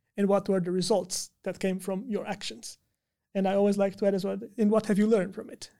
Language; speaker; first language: English; non-native, fluent; Portuguese